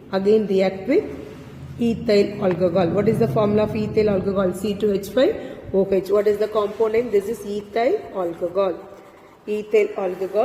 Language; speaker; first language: English; non-native, local second language; Tamil